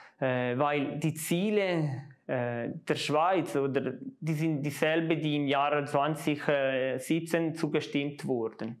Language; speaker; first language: German; non-native, local second language; Italian